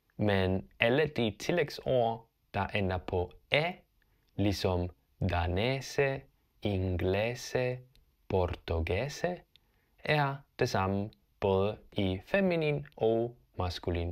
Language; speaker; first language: Danish; non-native, fluent; Italian